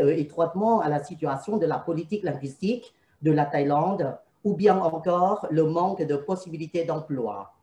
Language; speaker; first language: French; non-native, fluent; Thai